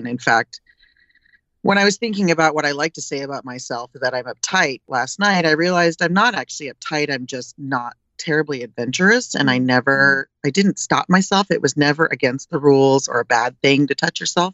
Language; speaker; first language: English; native; English